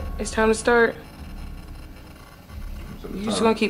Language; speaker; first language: English; native; English